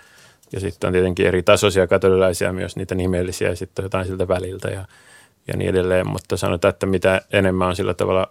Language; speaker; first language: Finnish; native; Finnish